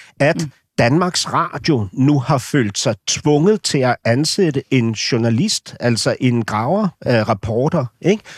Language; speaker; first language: Danish; native; Danish